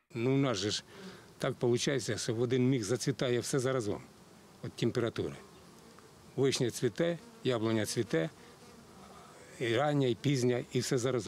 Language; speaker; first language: Ukrainian; native; Ukrainian